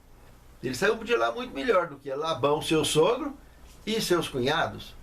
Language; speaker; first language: Portuguese; native; Portuguese